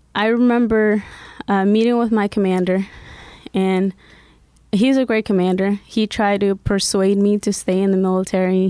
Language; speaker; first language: English; early bilingual, other home language; Spanish